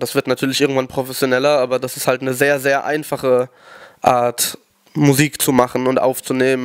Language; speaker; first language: German; native; German